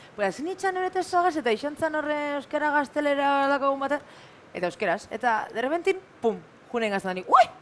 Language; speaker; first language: Basque; native; Basque